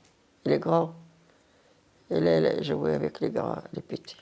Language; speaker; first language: French; non-native, learner; Arabic